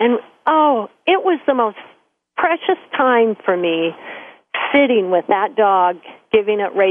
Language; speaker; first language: English; native; English